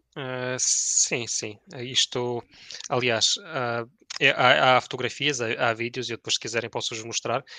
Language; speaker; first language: Portuguese; early bilingual, other home language; Ukrainian